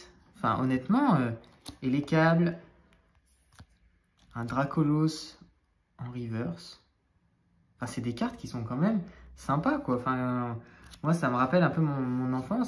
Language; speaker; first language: French; native; French